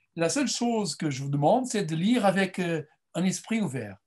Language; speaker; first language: French; non-native, fluent; Portuguese